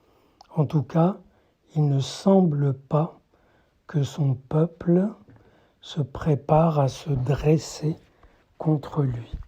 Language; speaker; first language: French; native; French